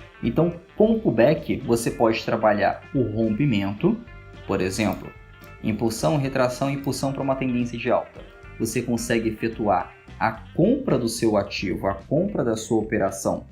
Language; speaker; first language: Portuguese; native; Portuguese